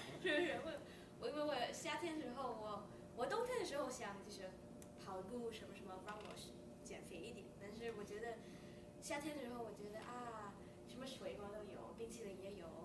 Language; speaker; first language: Chinese; early bilingual, heritage; Chinese